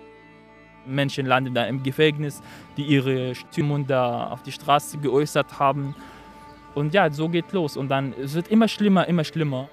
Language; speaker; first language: German; non-native, learner; Arabic